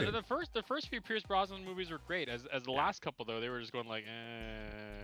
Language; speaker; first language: English; native; English